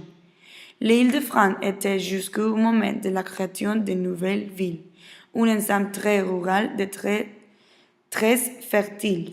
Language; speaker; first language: French; non-native, learner; Spanish